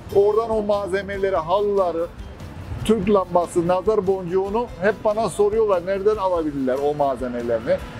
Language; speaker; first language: Turkish; early bilingual, heritage; Turkish